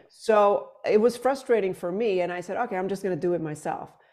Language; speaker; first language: English; non-native, fluent; Swedish